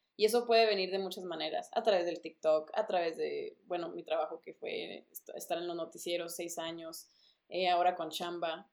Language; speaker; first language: Spanish; early bilingual, other home language; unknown